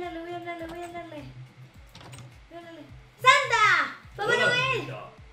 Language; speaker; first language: Spanish; native; Spanish